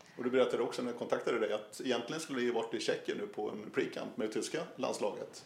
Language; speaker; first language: Swedish; native; Swedish